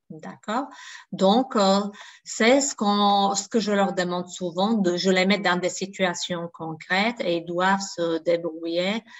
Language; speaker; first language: French; non-native, fluent; Slovak